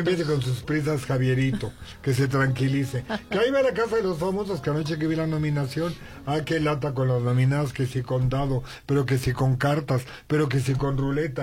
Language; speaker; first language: Spanish; native; Spanish